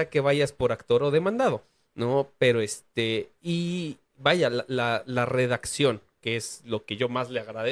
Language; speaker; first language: Spanish; native; Spanish